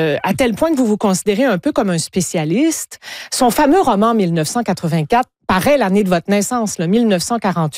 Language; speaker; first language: French; native; French